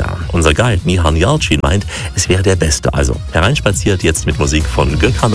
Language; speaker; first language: German; native; German